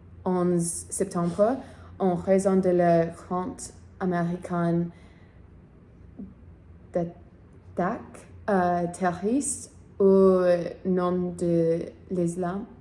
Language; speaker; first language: French; non-native, learner; English